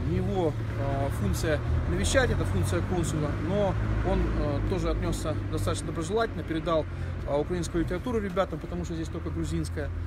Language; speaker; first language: Russian; native; Russian